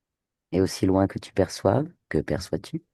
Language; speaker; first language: French; native; French